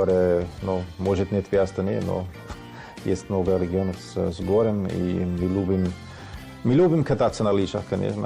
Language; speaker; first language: Russian; non-native, fluent; German